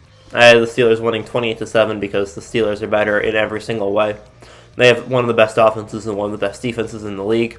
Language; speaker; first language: English; native; English